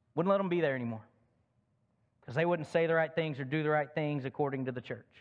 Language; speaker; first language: English; native; English